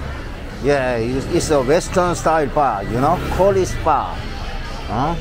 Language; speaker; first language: English; non-native, learner; Korean